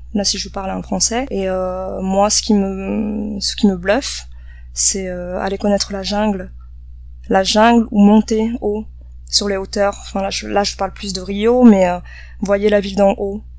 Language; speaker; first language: French; native; French